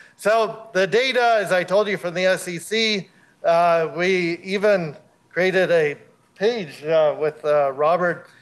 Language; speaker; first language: English; native; English